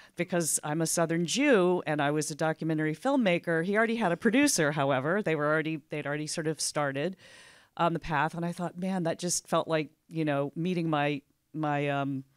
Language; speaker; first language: English; native; English